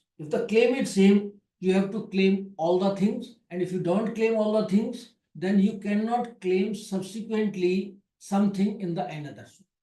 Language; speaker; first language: English; non-native, local second language; Hindi